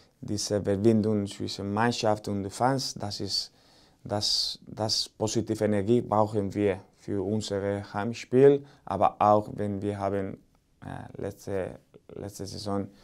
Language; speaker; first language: German; non-native, learner; Spanish